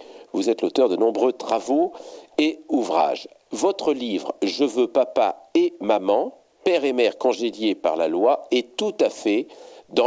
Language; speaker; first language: French; native; French